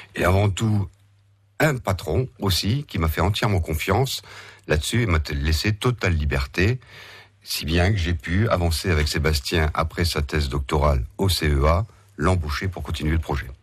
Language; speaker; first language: French; native; French